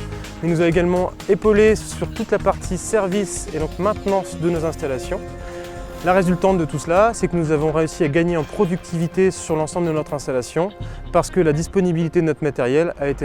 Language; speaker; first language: French; native; French